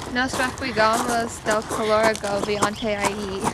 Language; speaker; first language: Spanish; non-native, learner; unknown